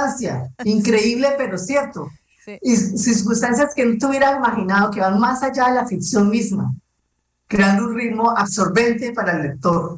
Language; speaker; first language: Spanish; native; Spanish